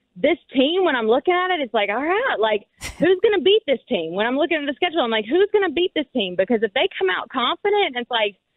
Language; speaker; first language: English; native; English